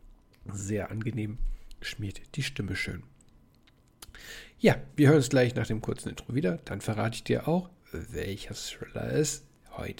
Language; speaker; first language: German; native; German